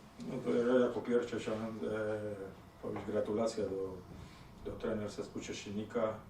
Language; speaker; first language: Polish; non-native, learner; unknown